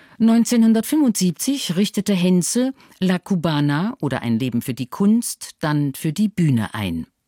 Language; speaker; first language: German; native; German